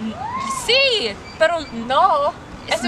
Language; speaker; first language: Spanish; non-native, learner; English